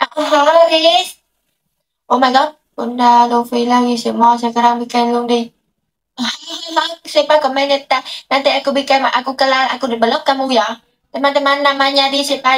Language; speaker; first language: Indonesian; non-native, learner; Vietnamese